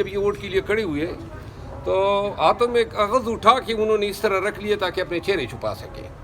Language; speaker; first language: Urdu; non-native, local second language; Pashto